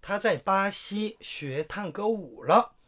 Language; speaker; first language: Chinese; non-native, fluent; Korean